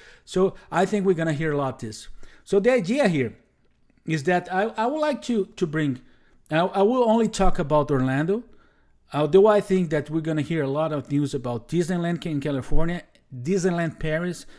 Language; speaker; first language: English; non-native, fluent; Portuguese